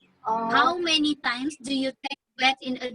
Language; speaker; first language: English; non-native, learner; Indonesian